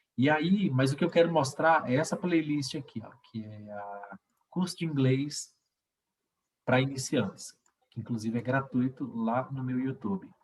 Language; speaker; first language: Portuguese; native; Portuguese